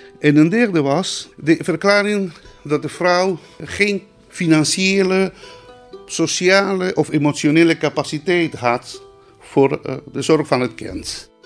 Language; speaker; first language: Dutch; non-native, local second language; Spanish